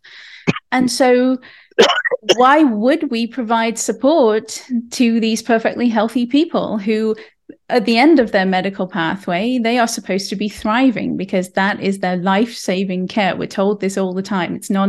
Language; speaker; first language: English; native; English